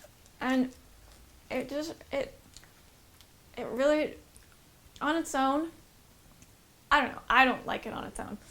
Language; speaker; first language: English; native; English